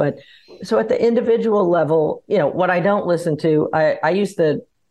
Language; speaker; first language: English; native; English